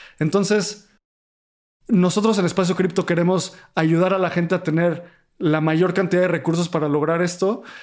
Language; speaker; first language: Spanish; native; Spanish